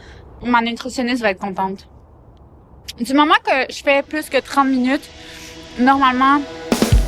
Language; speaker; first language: French; native; French